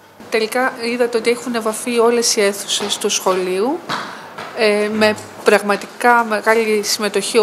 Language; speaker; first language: Greek; native; Greek